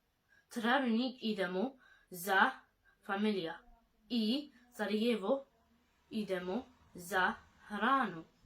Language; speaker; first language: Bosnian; early bilingual, heritage; Bosnian